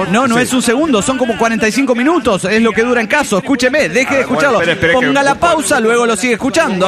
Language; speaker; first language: Spanish; native; Spanish